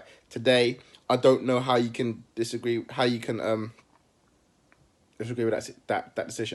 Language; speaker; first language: English; native; English